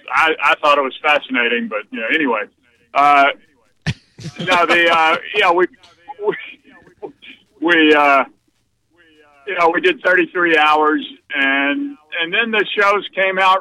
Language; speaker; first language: English; native; English